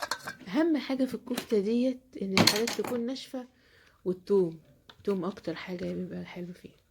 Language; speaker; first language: Arabic; native; Arabic